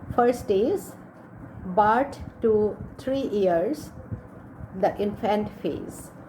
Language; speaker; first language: English; non-native, local second language; Assamese